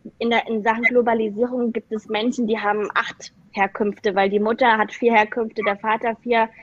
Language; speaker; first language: German; native; German